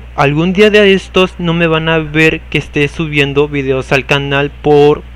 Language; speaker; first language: Spanish; native; Spanish